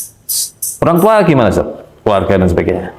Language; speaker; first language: Malay; native; Malay